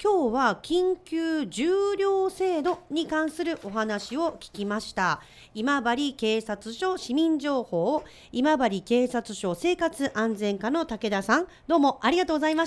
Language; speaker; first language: Japanese; native; Japanese